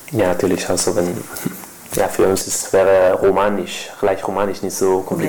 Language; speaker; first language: German; non-native, learner; Spanish